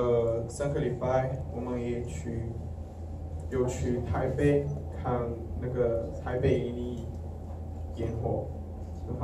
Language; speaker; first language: Chinese; non-native, learner; Portuguese